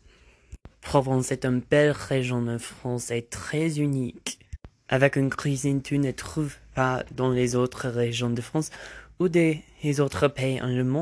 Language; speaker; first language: French; non-native, learner; English